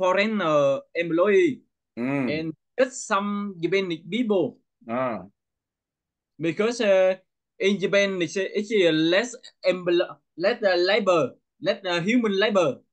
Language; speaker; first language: English; non-native, learner; Vietnamese